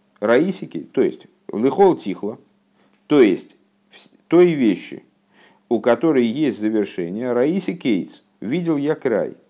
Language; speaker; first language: Russian; native; Russian